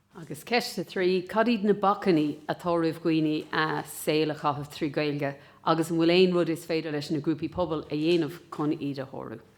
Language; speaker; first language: Irish; native; Irish